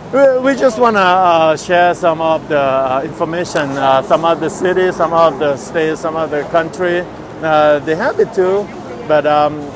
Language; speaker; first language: English; non-native, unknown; Lao